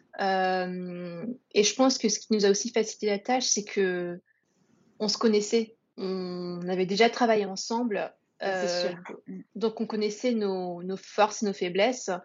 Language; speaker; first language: French; native; French